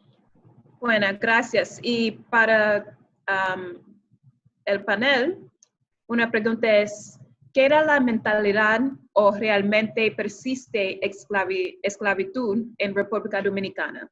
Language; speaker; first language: Spanish; non-native, fluent; English